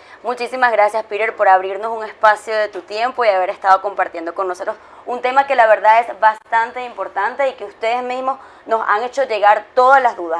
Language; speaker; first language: Spanish; native; Spanish